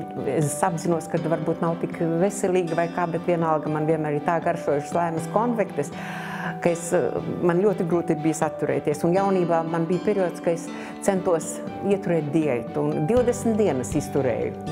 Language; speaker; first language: Latvian; native; Latvian